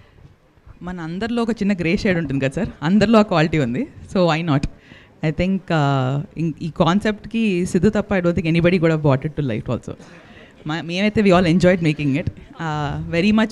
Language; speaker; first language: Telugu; non-native, local second language; Hindi